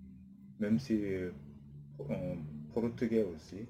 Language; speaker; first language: French; non-native, learner; Korean